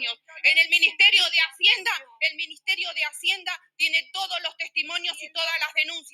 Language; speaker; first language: Spanish; native; Spanish